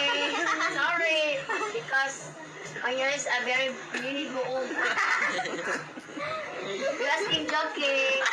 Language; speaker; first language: English; non-native, learner; Cebuano